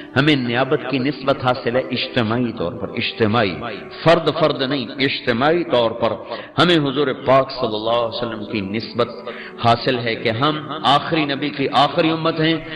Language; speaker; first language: Urdu; non-native, local second language; Punjabi